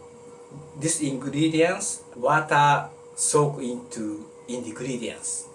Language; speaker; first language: English; non-native, learner; Japanese